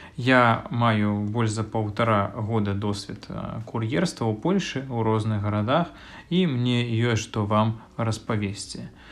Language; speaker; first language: Belarusian; non-native, local second language; Russian